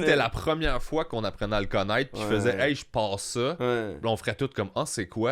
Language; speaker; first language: French; native; French